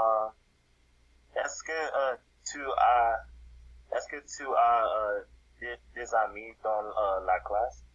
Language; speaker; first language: French; non-native, learner; English